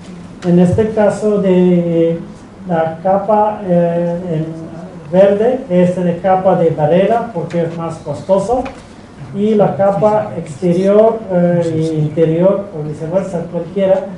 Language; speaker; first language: Spanish; non-native, fluent; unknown